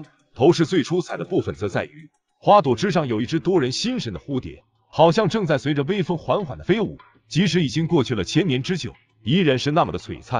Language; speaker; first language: Chinese; native; Chinese